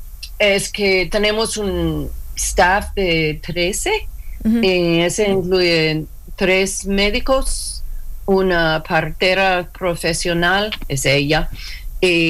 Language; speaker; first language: Spanish; non-native, learner; English